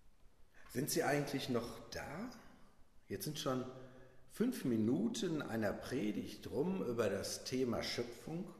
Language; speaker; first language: German; native; German